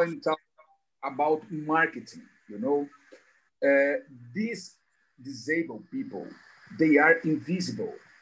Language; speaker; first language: English; non-native, learner; Portuguese